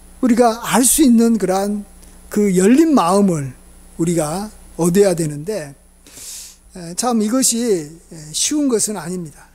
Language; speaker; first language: Korean; native; Korean